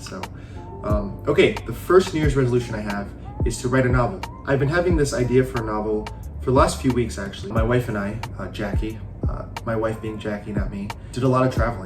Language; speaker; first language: English; early bilingual, other home language; Chinese